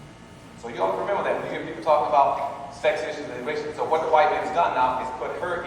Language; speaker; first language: English; native; English